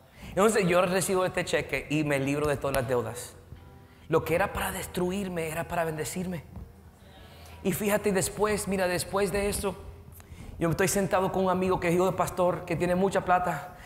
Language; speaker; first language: Spanish; early bilingual, heritage; Spanish